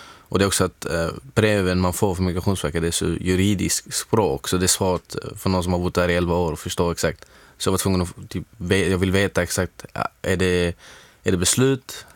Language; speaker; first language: Swedish; non-native, fluent; Arabic